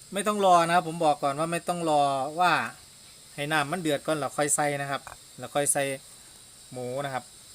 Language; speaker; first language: Thai; native; Thai